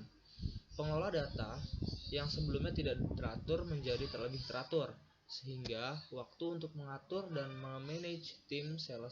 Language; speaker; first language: Indonesian; native; Indonesian